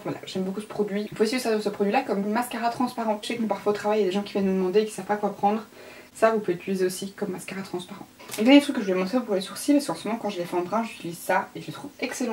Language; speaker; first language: French; native; French